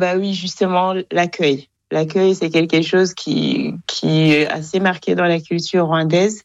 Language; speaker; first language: French; non-native, local second language; Kinyarwanda